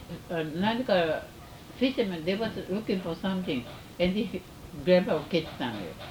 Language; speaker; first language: English; early bilingual, other home language; Japanese